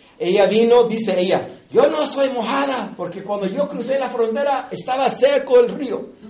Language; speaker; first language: Spanish; early bilingual, heritage; English